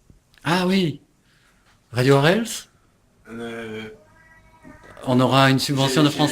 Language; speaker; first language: French; native; French